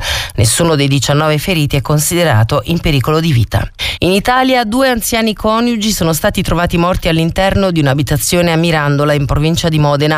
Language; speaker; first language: Italian; native; Italian